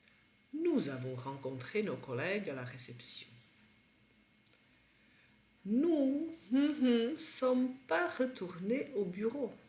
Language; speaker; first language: French; non-native, fluent; Czech